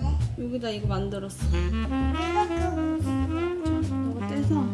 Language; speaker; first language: Korean; native; Korean